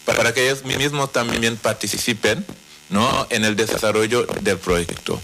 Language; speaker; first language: Spanish; non-native, fluent; Wolof